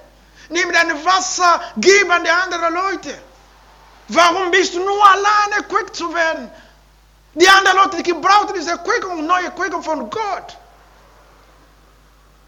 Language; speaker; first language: German; non-native, learner; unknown